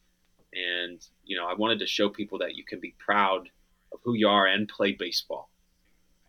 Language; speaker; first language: English; native; English